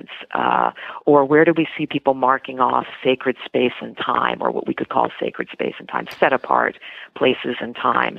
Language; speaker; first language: English; native; English